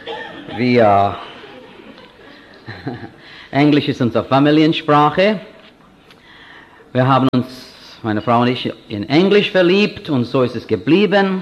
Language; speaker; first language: German; non-native, fluent; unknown